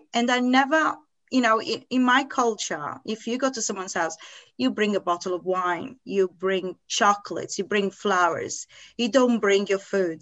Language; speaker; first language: English; non-native, fluent; Italian